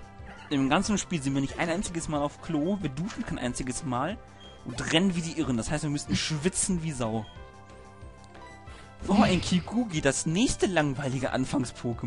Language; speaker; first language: German; native; German